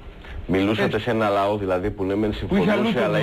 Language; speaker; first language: Greek; native; Greek